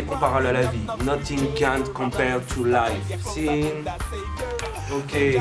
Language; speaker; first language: French; native; French